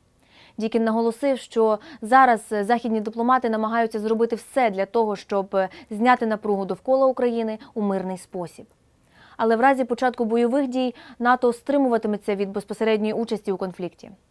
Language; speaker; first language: Ukrainian; native; Ukrainian